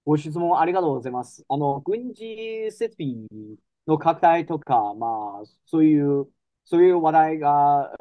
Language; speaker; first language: Japanese; non-native, fluent; Chinese